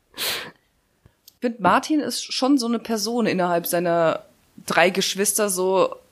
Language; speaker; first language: German; early bilingual, other home language; Russian